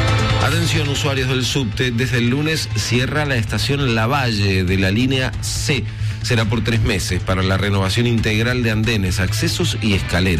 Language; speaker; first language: Spanish; native; Spanish